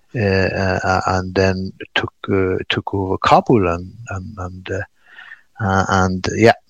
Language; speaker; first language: English; non-native, fluent; Pashto